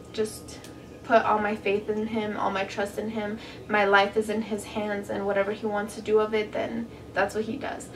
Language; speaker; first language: English; native; English